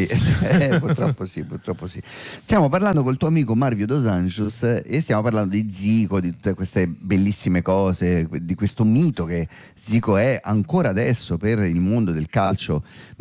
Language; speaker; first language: Italian; native; Italian